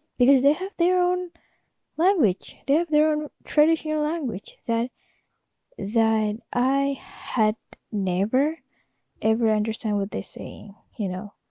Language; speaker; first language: English; non-native, learner; Indonesian